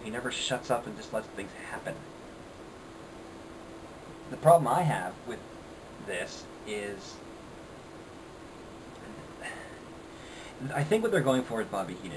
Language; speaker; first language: English; native; English